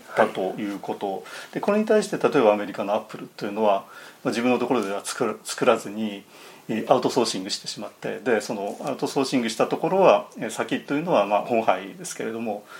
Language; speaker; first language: Japanese; native; Japanese